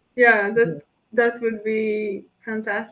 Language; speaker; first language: English; non-native, fluent; Latvian